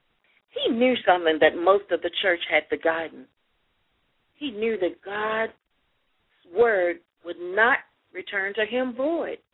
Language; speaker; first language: English; native; English